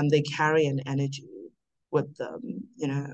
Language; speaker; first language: English; non-native, local second language; North Ndebele